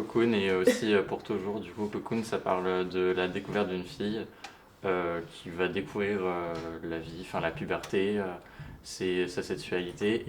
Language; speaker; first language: French; native; French